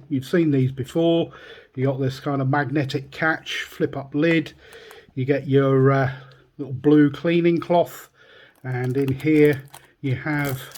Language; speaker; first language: English; native; English